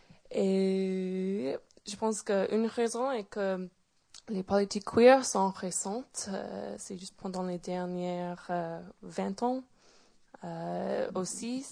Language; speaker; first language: French; non-native, fluent; English